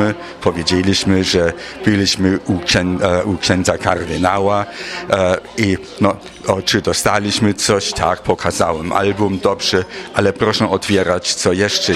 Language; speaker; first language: Polish; non-native, fluent; German